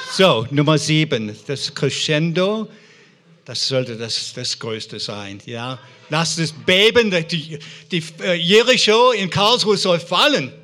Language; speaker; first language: German; non-native, fluent; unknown